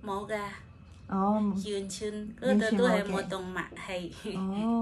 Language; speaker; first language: Cantonese; non-native, fluent; Indonesian